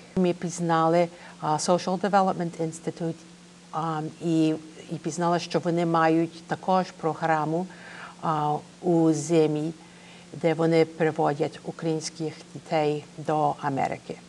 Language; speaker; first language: Ukrainian; early bilingual, heritage; English